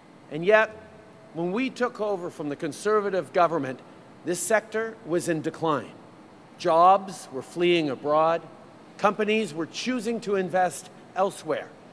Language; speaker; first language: English; early bilingual, other home language; French